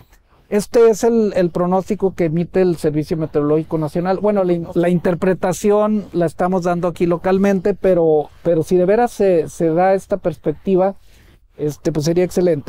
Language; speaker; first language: Spanish; native; Spanish